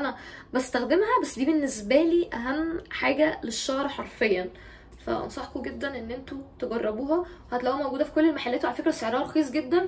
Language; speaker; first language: Arabic; native; Arabic